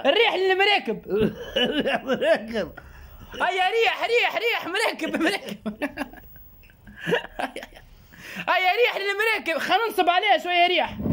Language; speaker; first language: Arabic; native; Arabic